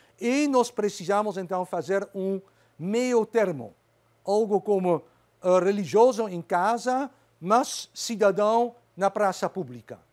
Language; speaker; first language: Portuguese; non-native, fluent; Dutch